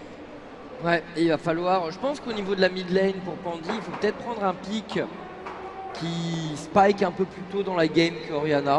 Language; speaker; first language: French; native; French